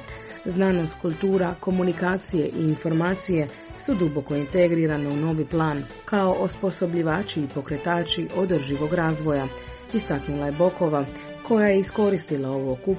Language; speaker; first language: Croatian; native; Croatian